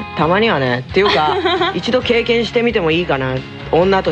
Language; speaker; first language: Japanese; native; Japanese